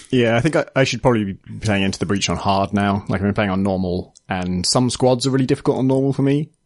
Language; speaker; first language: English; native; English